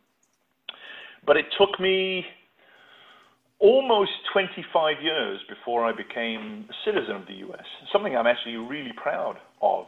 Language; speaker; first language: English; native; English